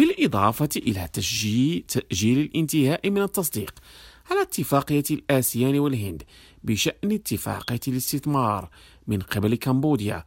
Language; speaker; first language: Arabic; non-native, fluent; Indonesian